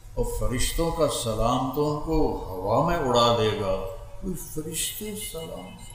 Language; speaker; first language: Urdu; non-native, local second language; Punjabi